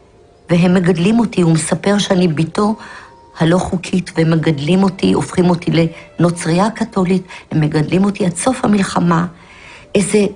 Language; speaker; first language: Hebrew; early bilingual, other home language; Polish